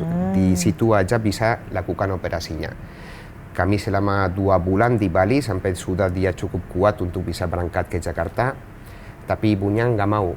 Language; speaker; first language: Indonesian; non-native, fluent; Spanish